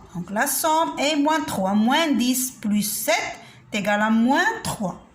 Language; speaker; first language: French; non-native, local second language; Arabic